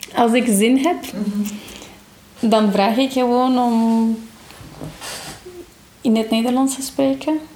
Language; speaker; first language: Dutch; non-native, fluent; Portuguese